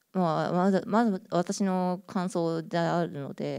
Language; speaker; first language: Japanese; native; Japanese